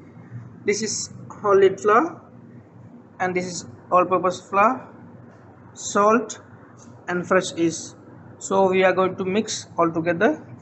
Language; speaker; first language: English; non-native, local second language; Sinhala